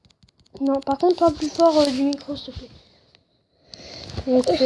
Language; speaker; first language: French; native; French